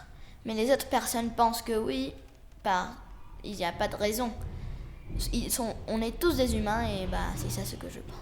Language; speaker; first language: French; non-native, fluent; Spanish